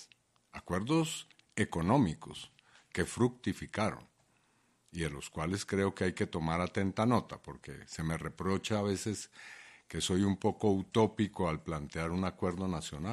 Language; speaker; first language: Spanish; native; Spanish